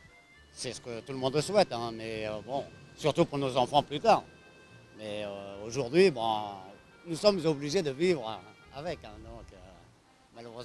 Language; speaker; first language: French; native; French